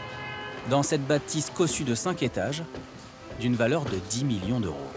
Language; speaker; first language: French; native; French